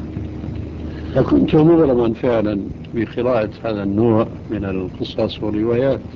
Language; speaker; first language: Arabic; early bilingual, other home language; Albanian